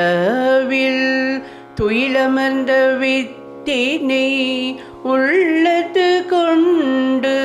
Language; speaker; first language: Tamil; native; Tamil